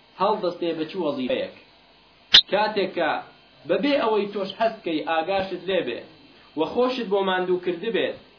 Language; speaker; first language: Central Kurdish; non-native, local second language; Kurdish